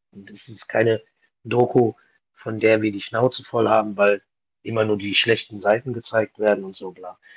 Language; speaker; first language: German; early bilingual, other home language; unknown